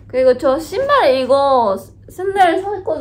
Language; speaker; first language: Korean; non-native, fluent; Japanese